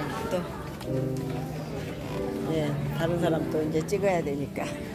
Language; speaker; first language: Korean; native; Korean